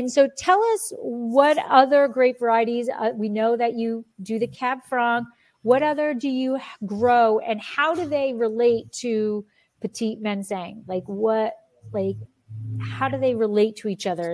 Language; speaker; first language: English; native; English